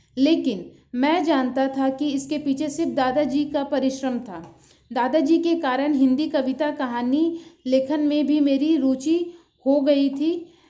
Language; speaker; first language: Hindi; native; Hindi